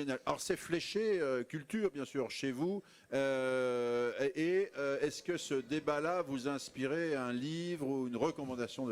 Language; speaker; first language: French; native; French